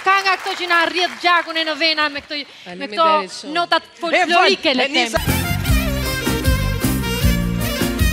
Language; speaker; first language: Albanian; native; Albanian